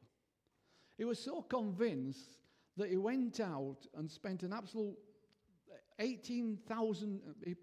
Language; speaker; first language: English; native; English